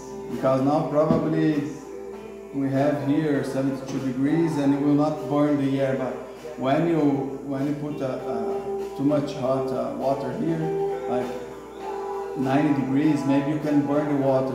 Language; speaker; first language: English; non-native, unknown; Portuguese